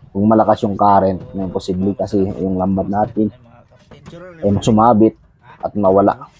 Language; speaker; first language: Filipino; non-native, local second language; Cebuano